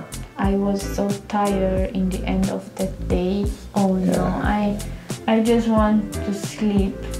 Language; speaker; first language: English; non-native, learner; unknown